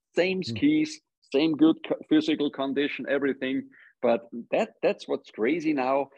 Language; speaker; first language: English; non-native, fluent; German